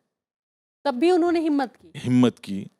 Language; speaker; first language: Hindi; native; Hindi